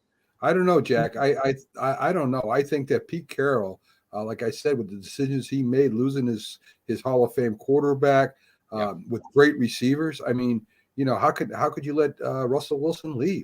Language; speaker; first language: English; native; English